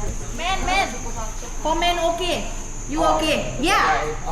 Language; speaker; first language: English; non-native, learner; Thai